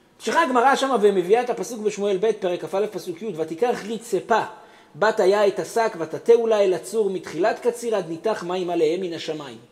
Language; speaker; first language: Hebrew; native; Hebrew